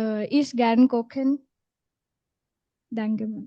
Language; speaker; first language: German; non-native, learner; Hindi